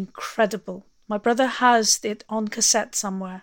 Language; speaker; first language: English; native; English